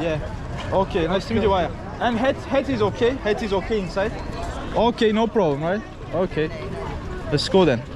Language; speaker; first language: English; non-native, learner; Turkish